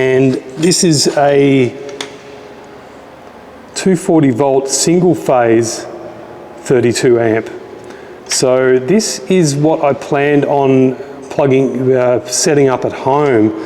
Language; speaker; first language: English; native; English